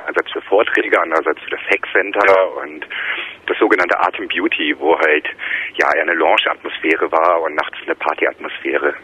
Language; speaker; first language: German; native; German